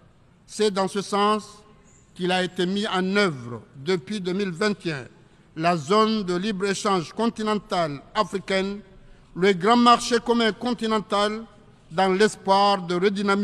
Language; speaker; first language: French; non-native, local second language; Ngazidja Comorian